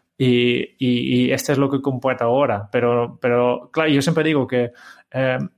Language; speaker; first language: Spanish; non-native, fluent; Dutch